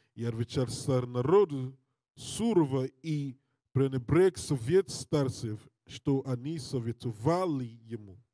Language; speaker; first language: Russian; non-native, learner; English